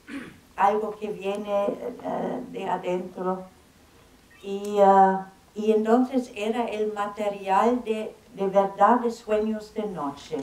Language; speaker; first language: Spanish; non-native, fluent; German